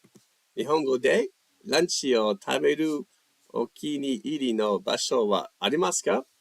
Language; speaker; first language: Japanese; non-native, fluent; English